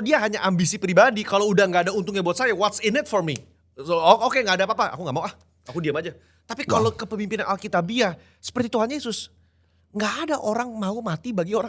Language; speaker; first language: Indonesian; native; Indonesian